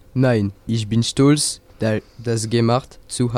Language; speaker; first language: German; non-native, learner; French